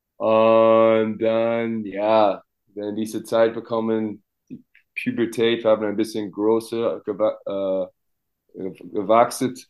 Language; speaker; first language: German; non-native, learner; English